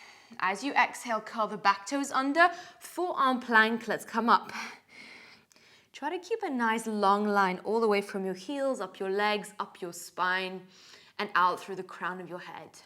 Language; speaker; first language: English; native; English